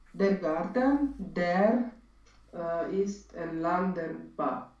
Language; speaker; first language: German; non-native, learner; Romanian